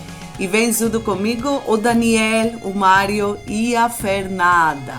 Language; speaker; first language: Portuguese; non-native, fluent; Greek